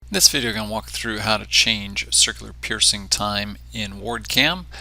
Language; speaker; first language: English; native; English